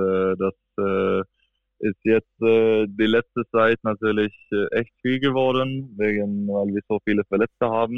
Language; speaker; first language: German; non-native, fluent; Swedish